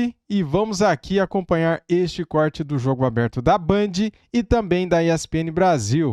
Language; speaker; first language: Portuguese; native; Portuguese